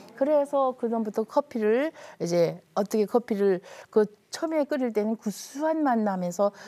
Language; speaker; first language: Korean; native; Korean